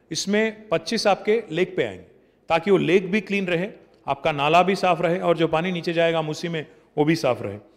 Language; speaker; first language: Hindi; non-native, local second language; Telugu